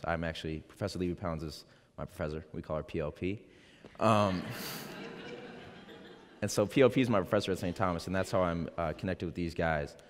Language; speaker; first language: English; native; English